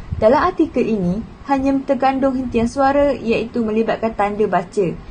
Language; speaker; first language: Malay; native; Malay